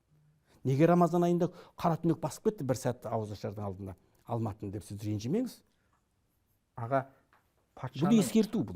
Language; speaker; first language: Kazakh; native; Kazakh